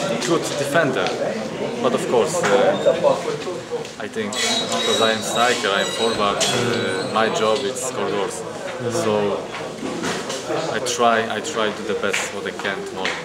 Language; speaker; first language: English; non-native, learner; Polish